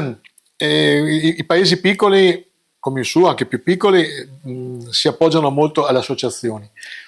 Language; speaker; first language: Italian; native; Italian